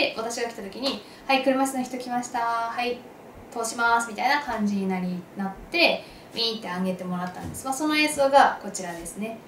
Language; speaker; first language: Japanese; native; Japanese